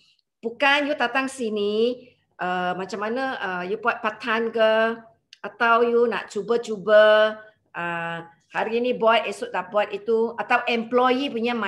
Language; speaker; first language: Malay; non-native, local second language; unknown